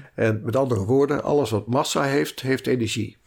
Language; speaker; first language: Dutch; native; Dutch